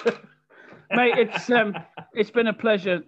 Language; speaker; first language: English; native; English